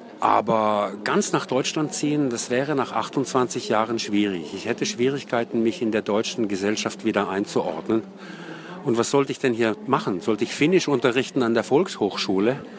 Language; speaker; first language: German; native; German